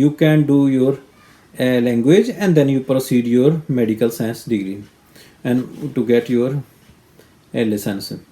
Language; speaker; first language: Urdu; non-native, local second language; Punjabi